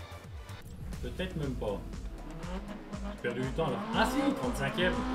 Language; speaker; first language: French; native; French